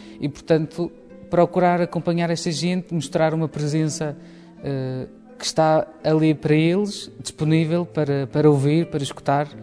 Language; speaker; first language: Portuguese; native; Portuguese